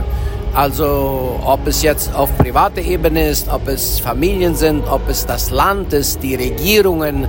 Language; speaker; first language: German; early bilingual, heritage; Low German